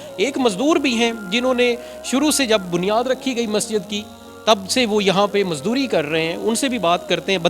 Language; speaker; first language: Urdu; non-native, local second language; Punjabi